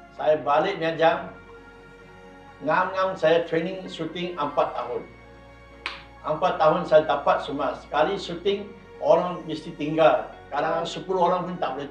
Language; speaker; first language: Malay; non-native, local second language; Chinese